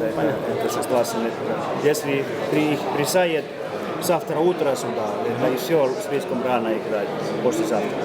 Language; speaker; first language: Russian; non-native, learner; Finnish